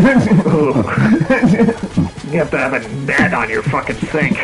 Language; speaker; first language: English; native; English